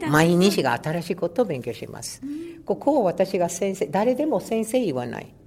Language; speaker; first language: Japanese; non-native, learner; Spanish